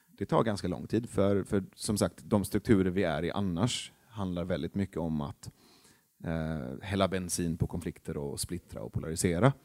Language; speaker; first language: Swedish; early bilingual, other home language; Persian